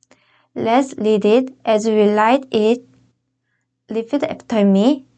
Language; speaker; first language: English; non-native, fluent; Korean